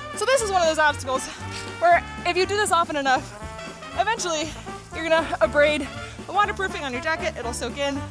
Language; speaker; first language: English; native; English